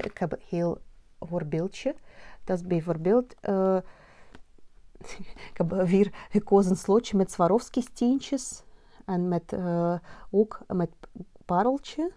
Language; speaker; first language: Dutch; non-native, learner; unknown